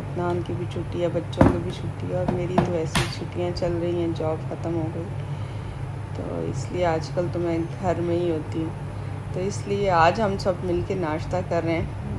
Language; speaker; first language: Urdu; native; Urdu